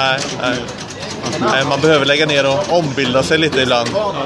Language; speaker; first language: Swedish; native; Swedish